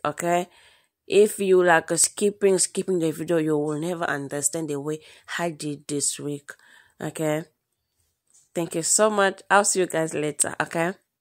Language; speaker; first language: English; non-native, learner; Lingala